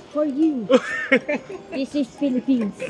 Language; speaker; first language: English; non-native, local second language; Filipino